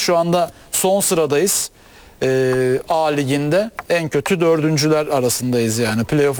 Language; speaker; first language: Turkish; native; Turkish